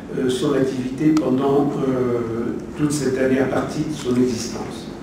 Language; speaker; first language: French; native; French